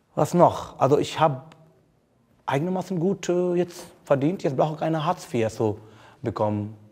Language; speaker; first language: German; non-native, fluent; Hindi